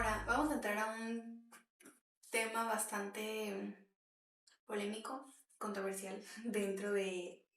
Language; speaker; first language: Spanish; native; Spanish